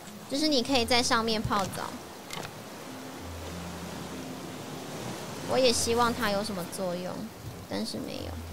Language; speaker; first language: Chinese; native; Chinese